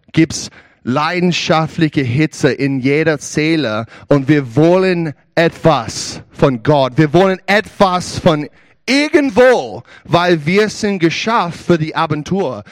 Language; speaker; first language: German; non-native, learner; English